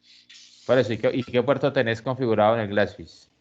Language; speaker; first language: Spanish; native; Spanish